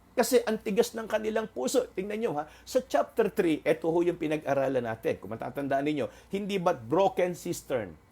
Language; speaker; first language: Filipino; non-native, local second language; Waray